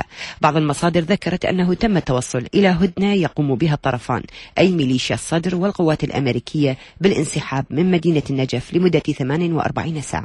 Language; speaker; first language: Arabic; native; Arabic